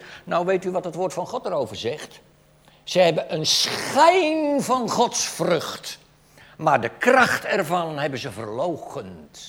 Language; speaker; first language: Dutch; native; Dutch